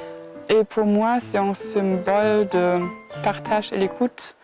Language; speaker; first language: French; non-native, fluent; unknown